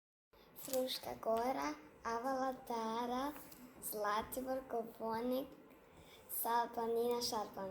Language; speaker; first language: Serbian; early bilingual, heritage; Serbian